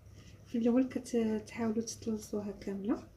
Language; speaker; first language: Arabic; native; Arabic